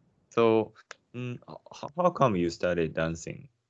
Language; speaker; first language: English; non-native, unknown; Japanese